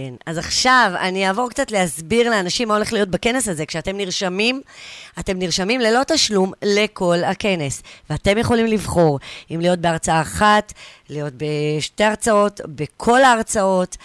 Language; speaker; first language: Hebrew; native; Hebrew